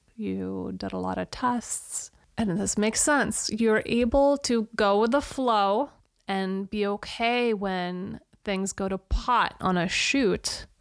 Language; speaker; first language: English; early bilingual, other home language; Romanian